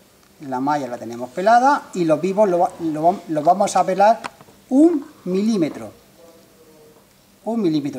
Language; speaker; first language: Spanish; native; Spanish